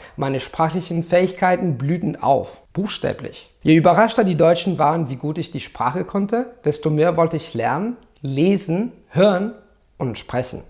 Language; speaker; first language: German; non-native, fluent; Italian